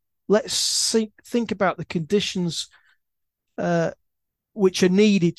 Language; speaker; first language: English; native; English